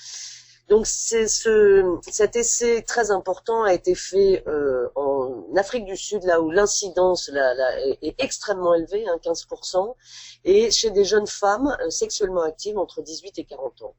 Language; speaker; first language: French; native; French